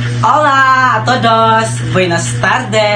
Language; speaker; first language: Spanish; non-native, learner; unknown